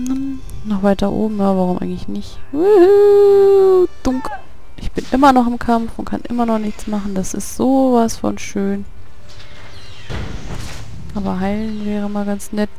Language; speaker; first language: German; native; German